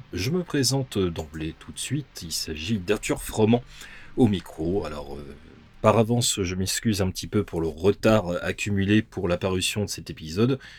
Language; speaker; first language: French; native; French